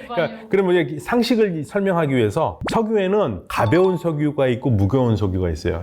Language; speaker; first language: Korean; native; Korean